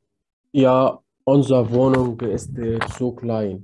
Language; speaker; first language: German; non-native, learner; Arabic